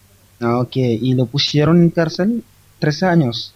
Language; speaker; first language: Spanish; non-native, fluent; Wolof